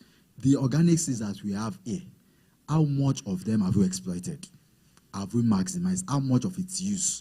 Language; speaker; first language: English; non-native, local second language; Yoruba